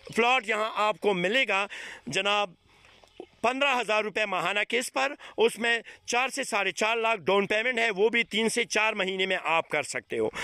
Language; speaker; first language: Urdu; non-native, local second language; Pashto